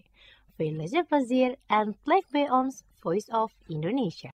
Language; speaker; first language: Dutch; non-native, fluent; Indonesian